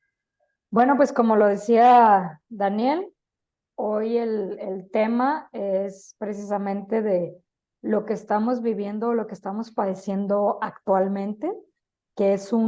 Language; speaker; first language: Spanish; native; Spanish